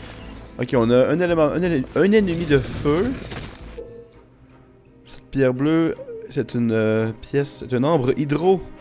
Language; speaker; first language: French; native; French